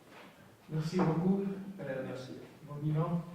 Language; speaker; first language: French; non-native, learner; Spanish